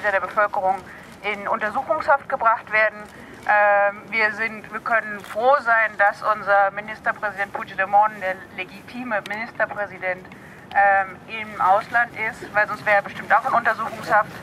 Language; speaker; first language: German; non-native, fluent; Catalan